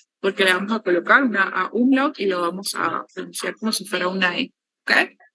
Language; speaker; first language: Spanish; native; Spanish